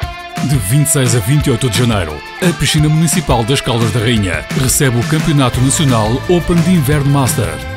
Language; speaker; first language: Portuguese; native; Portuguese